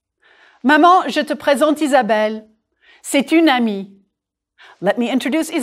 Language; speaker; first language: French; non-native, fluent; English